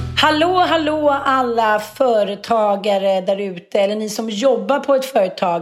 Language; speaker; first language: Swedish; native; Swedish